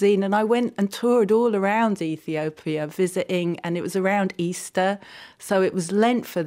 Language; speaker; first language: English; native; English